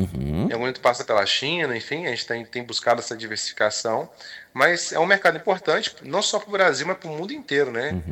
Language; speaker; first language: Portuguese; native; Portuguese